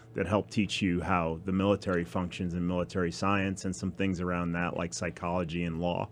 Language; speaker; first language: English; native; English